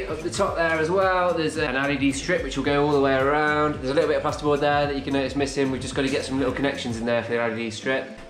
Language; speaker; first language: English; native; English